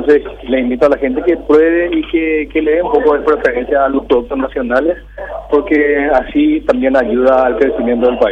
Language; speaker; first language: Spanish; early bilingual, other home language; Korean